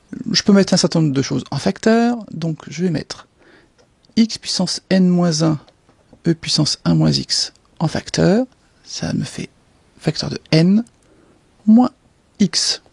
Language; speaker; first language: French; native; French